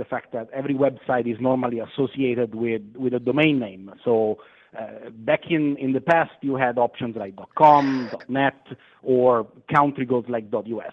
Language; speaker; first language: English; non-native, fluent; Italian